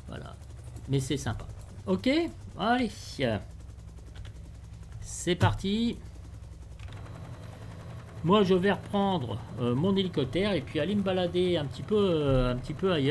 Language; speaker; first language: French; native; French